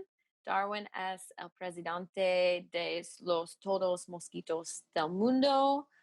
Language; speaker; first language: Spanish; non-native, learner; English